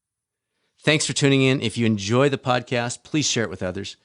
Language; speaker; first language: English; native; English